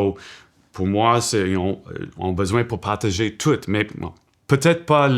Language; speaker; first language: French; non-native, local second language; English